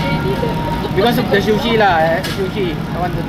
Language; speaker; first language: English; non-native, local second language; Filipino